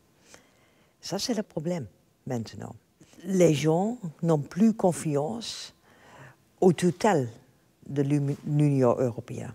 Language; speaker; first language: French; non-native, fluent; Dutch